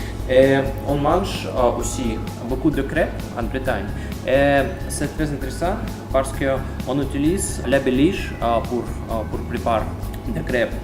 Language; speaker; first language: French; non-native, fluent; Russian